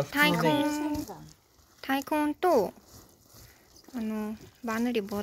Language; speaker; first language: Japanese; non-native, fluent; Korean